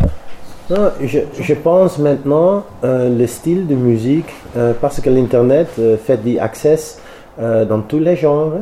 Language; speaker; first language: French; non-native, learner; Dutch